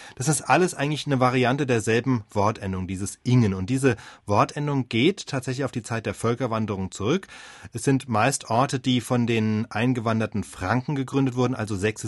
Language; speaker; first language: German; native; German